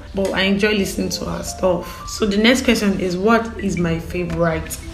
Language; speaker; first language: English; non-native, local second language; Igbo